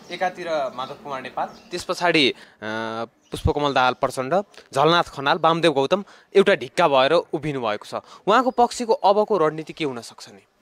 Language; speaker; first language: Nepali; native; Nepali